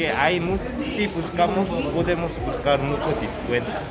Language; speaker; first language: Spanish; non-native, learner; Korean